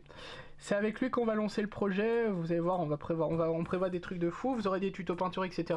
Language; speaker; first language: French; native; French